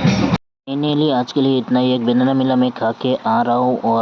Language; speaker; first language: Hindi; non-native, local second language; Bangla